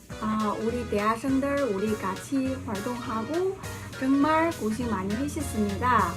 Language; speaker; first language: Korean; non-native, learner; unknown